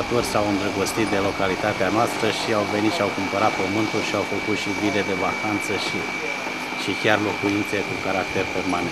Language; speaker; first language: Romanian; native; Romanian